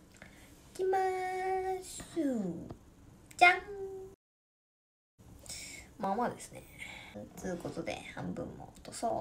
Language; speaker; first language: Japanese; native; Japanese